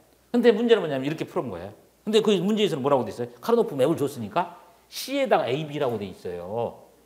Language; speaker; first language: Korean; native; Korean